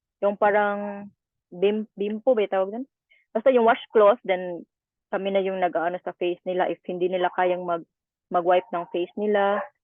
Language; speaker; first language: Filipino; native; Filipino